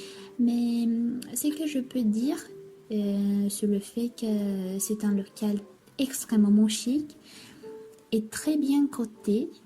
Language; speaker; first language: French; non-native, learner; Romanian